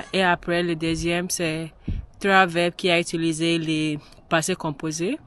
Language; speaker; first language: French; non-native, learner; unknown